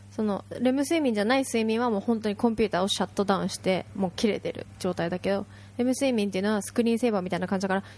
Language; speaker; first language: Japanese; native; Japanese